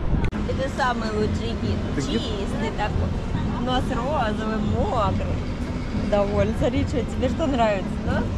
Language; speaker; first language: Russian; native; Russian